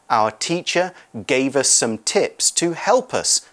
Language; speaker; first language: English; native; English